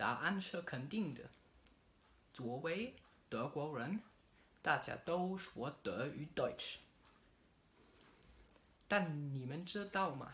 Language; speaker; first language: Chinese; non-native, learner; German